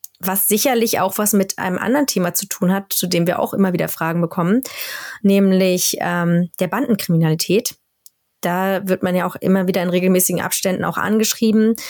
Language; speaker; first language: German; native; German